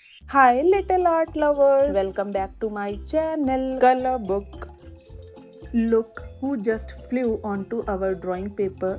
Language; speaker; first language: English; non-native, local second language; Hindi